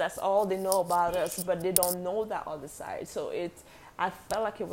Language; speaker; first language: English; non-native, local second language; French